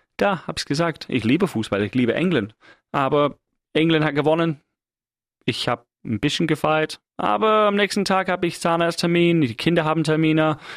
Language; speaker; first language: German; non-native, fluent; English